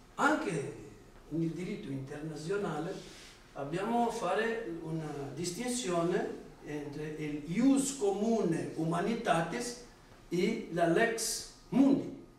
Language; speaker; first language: Italian; non-native, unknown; Portuguese